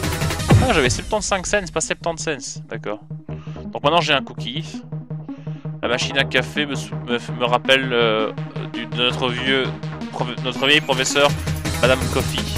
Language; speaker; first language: French; native; French